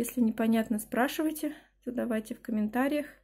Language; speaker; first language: Russian; native; Russian